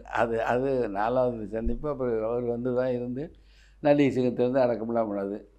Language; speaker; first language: Tamil; native; Tamil